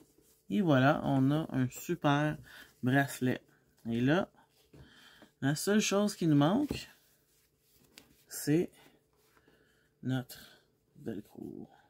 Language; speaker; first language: French; native; French